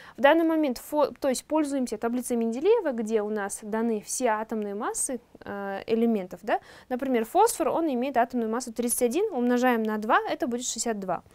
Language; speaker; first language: Russian; non-native, local second language; Kazakh